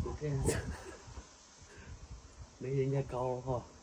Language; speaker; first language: Chinese; native; Chinese